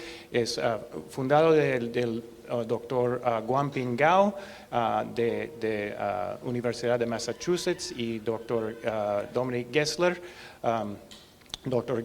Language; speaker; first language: Spanish; non-native, learner; English